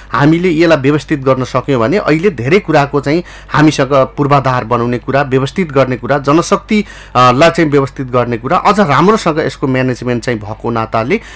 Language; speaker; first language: Nepali; native; Nepali